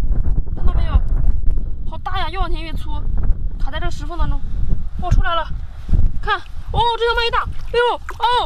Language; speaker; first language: Chinese; native; Chinese